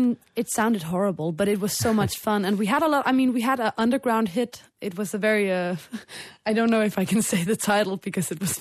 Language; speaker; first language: English; non-native, fluent; Danish